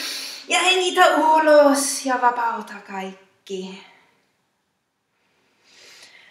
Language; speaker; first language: Finnish; non-native, fluent; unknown